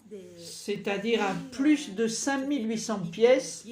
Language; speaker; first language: French; non-native, fluent; Arabic